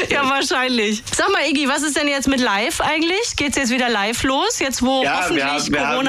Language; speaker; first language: German; native; German